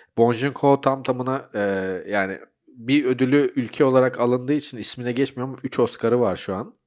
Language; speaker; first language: Turkish; native; Turkish